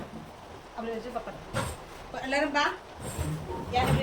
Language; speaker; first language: Malayalam; non-native, learner; Bodo